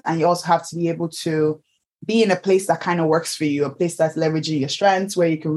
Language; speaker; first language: English; non-native, local second language; Yoruba